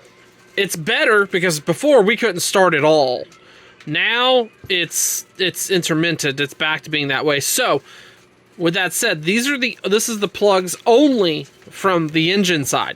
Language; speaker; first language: English; native; English